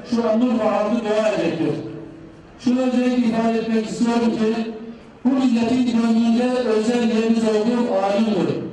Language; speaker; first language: Turkish; native; Turkish